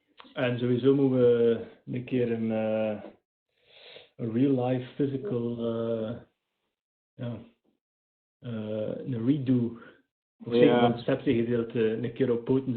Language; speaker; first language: Dutch; native; Dutch